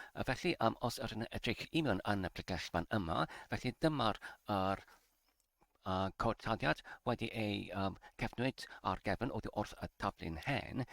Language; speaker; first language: Welsh; non-native, learner; English